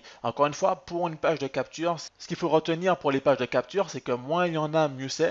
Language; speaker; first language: French; native; French